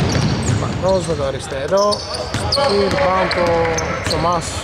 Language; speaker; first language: Greek; native; Greek